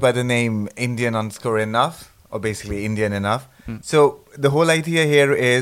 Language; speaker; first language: English; non-native, local second language; Punjabi